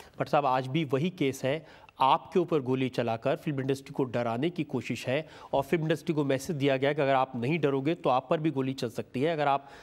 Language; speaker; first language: Hindi; native; Hindi